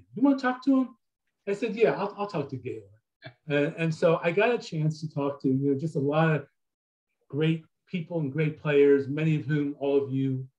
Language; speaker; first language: English; native; English